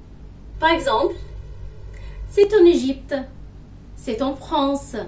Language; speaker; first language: French; non-native, fluent; Arabic